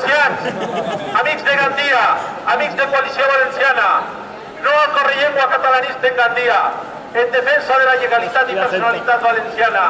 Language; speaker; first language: Catalan; native; Catalan